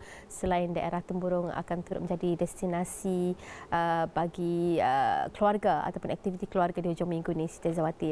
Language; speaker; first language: Malay; native; Malay